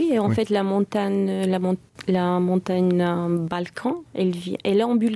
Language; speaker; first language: French; non-native, fluent; Bulgarian